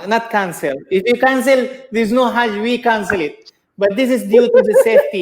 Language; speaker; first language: English; non-native, learner; Indonesian